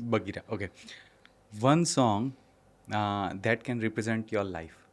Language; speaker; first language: English; non-native, local second language; Gujarati